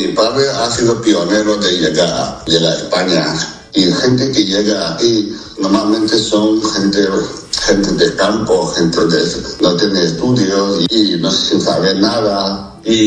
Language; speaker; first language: Spanish; non-native, fluent; Chinese